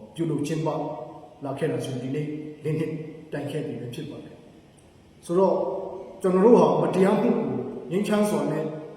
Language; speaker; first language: Burmese; non-native, local second language; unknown